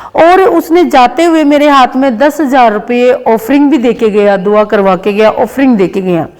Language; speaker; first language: Hindi; native; Hindi